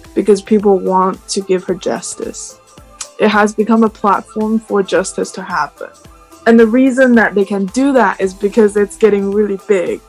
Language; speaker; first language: English; non-native, fluent; Chinese